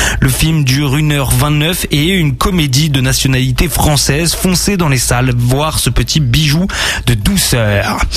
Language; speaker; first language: French; native; French